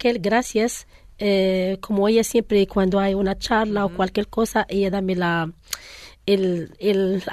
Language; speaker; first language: Spanish; non-native, learner; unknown